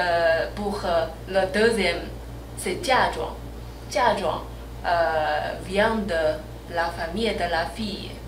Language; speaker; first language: French; non-native, learner; Chinese